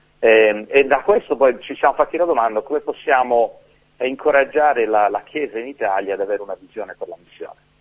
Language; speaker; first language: Italian; early bilingual, other home language; English